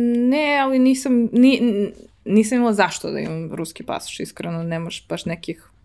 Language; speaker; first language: Serbian; early bilingual, heritage; Serbian